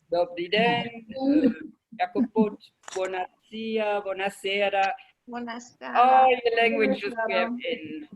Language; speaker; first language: English; non-native, fluent; German